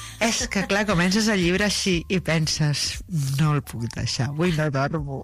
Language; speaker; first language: Catalan; native; Catalan